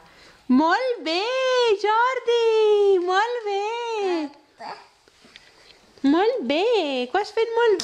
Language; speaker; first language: Spanish; non-native, local second language; Catalan